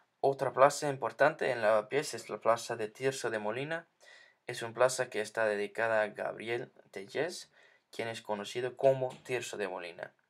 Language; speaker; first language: Spanish; non-native, learner; English